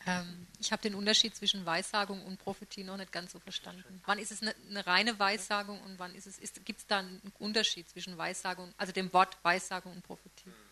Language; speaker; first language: German; native; German